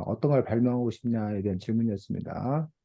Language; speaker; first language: Korean; native; Korean